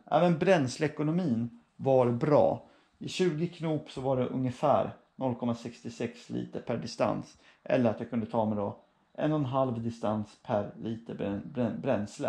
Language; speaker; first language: Swedish; native; Swedish